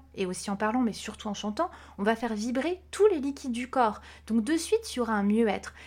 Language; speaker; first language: French; native; French